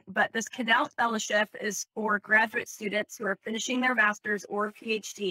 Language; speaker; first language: English; native; English